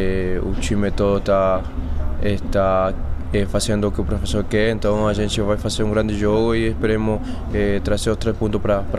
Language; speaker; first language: Portuguese; non-native, fluent; Spanish